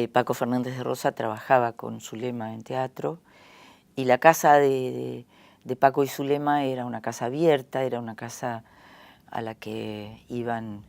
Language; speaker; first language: Spanish; native; Spanish